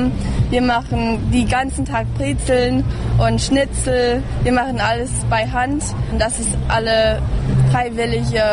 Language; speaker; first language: German; early bilingual, heritage; English